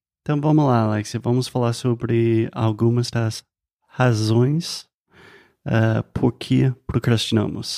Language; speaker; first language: Portuguese; non-native, fluent; English